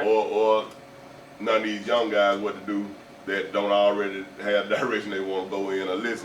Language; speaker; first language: English; native; English